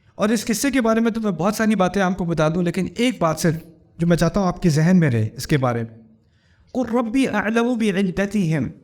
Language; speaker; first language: Urdu; early bilingual, heritage; Urdu